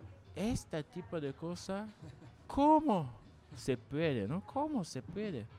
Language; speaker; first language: Spanish; non-native, learner; Japanese